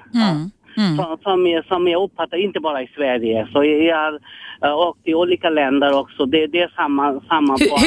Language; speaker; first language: Swedish; non-native, learner; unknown